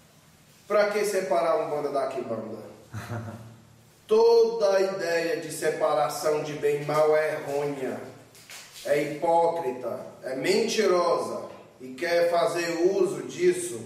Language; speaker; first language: Portuguese; native; Portuguese